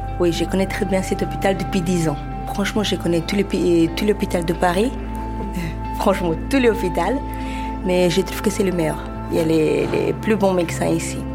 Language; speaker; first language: French; early bilingual, other home language; Romanian